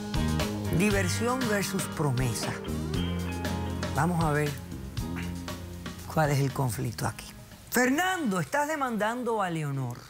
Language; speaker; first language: Spanish; native; Spanish